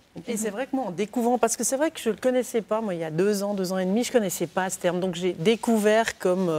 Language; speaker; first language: French; native; French